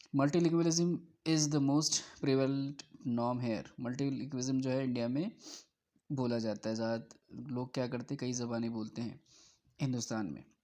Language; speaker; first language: Urdu; native; Urdu